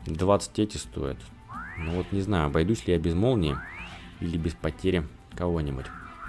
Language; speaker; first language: Russian; native; Russian